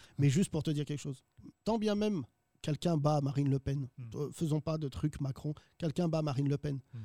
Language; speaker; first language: French; early bilingual, other home language; Arabic